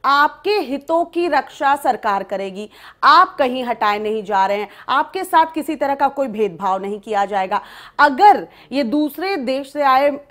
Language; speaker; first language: Hindi; native; Hindi